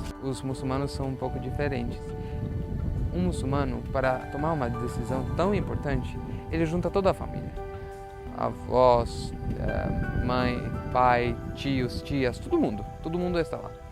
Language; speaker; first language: Portuguese; non-native, fluent; Albanian